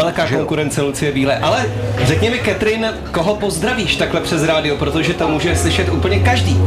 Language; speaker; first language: Czech; native; Czech